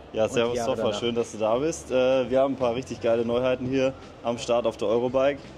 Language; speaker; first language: German; native; German